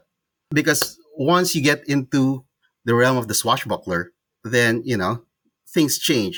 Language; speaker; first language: English; non-native, local second language; Cebuano